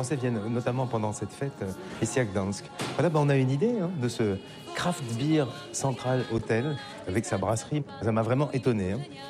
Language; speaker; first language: French; native; French